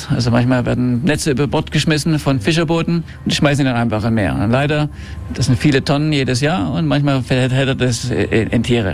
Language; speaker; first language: German; non-native, fluent; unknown